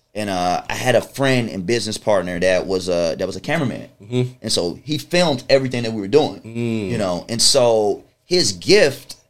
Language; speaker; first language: English; native; English